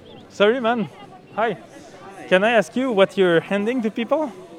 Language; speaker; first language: English; non-native, fluent; French